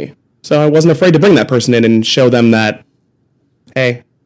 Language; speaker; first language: English; native; English